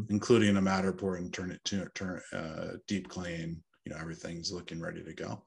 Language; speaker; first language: English; native; English